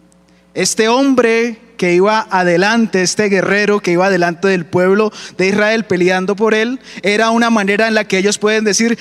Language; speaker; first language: Spanish; native; Spanish